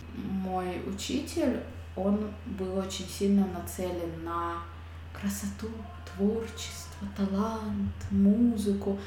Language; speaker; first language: Russian; native; Russian